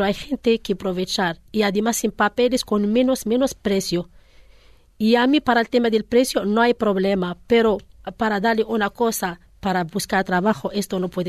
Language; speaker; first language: Spanish; non-native, learner; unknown